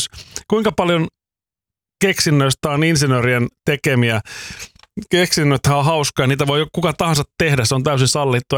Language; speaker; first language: Finnish; native; Finnish